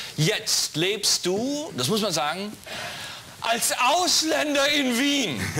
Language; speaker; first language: German; native; German